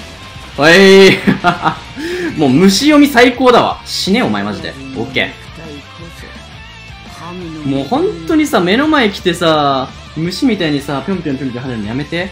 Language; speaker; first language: Japanese; native; Japanese